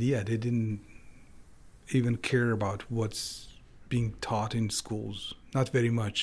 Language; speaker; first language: English; non-native, fluent; Persian